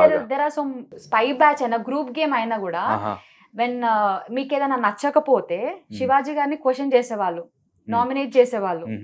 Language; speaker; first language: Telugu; native; Telugu